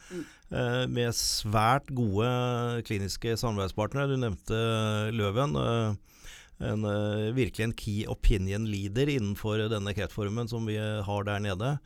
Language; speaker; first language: Norwegian; native; Norwegian